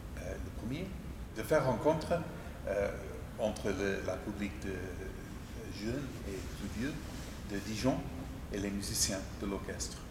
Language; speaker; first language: French; non-native, fluent; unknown